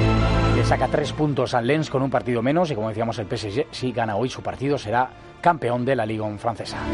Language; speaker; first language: Spanish; native; Spanish